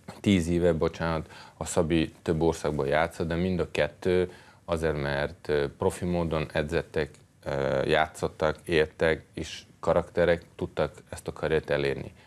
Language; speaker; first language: Hungarian; non-native, fluent; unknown